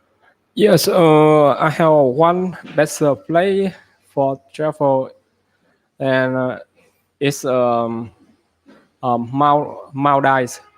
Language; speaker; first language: English; non-native, learner; Vietnamese